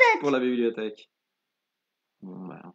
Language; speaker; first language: French; native; French